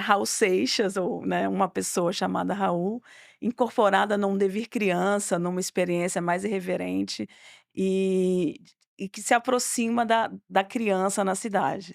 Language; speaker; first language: Portuguese; native; Portuguese